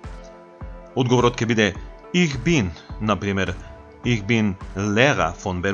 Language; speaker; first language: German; non-native, fluent; Macedonian